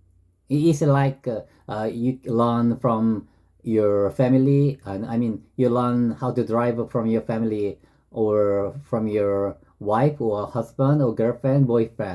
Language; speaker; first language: English; non-native, learner; Korean